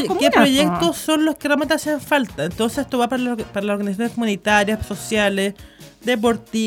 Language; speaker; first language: Spanish; native; Spanish